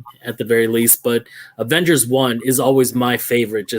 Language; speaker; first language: English; native; English